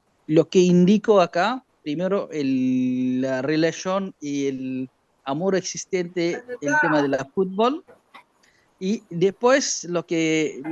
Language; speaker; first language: Spanish; non-native, learner; Bangla